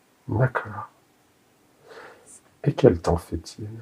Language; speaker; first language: French; native; French